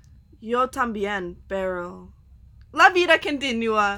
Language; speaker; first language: Spanish; non-native, learner; English